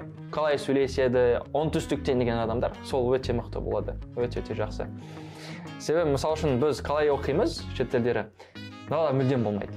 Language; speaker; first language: Kazakh; non-native, learner; French